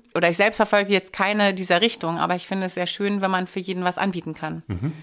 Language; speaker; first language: German; native; German